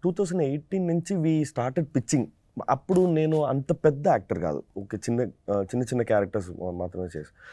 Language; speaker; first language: Telugu; non-native, fluent; Tamil